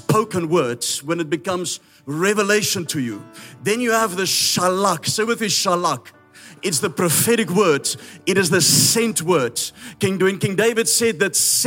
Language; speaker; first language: English; non-native, local second language; Afrikaans